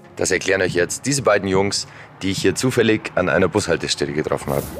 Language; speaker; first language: German; native; German